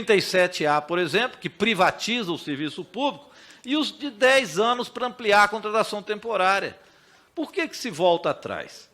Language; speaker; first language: Portuguese; native; Portuguese